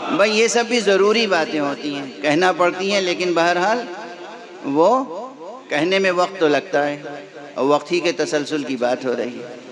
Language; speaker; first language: Urdu; native; Urdu